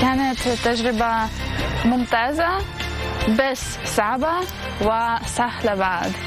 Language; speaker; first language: Arabic; non-native, learner; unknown